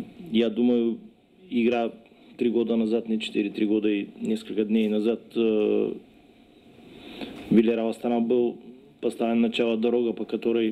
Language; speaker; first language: Russian; non-native, learner; Bulgarian